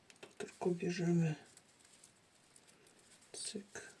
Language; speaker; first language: Polish; native; Polish